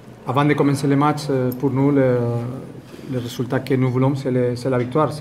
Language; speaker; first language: French; non-native, fluent; Spanish